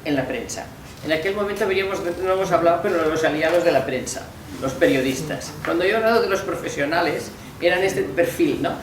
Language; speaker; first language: Spanish; non-native, local second language; Catalan